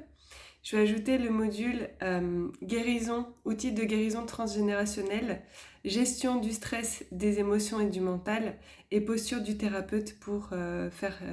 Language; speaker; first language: French; native; French